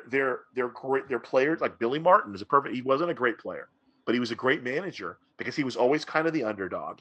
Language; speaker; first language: English; native; English